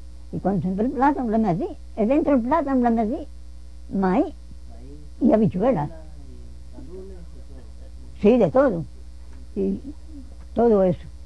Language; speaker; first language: Spanish; native; Spanish